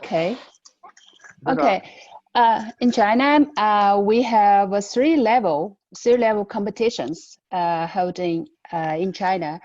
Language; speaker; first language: English; non-native, learner; Chinese